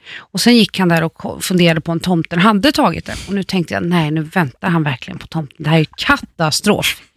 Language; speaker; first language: Swedish; native; Swedish